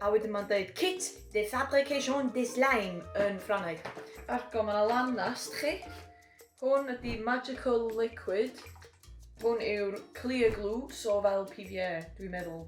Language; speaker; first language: Welsh; native; Welsh